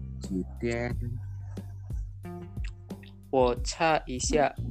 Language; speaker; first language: Chinese; non-native, learner; Indonesian